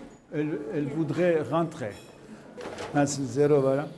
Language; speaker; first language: French; non-native, learner; Armenian